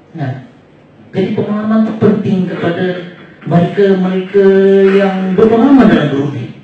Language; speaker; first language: Malay; native; Malay